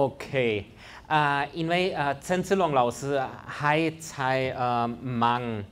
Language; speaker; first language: Chinese; non-native, fluent; German